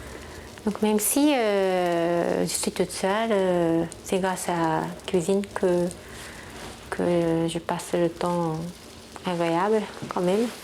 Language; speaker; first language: French; non-native, fluent; Japanese